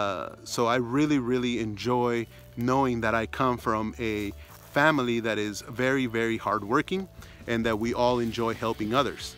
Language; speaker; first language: English; early bilingual, other home language; Spanish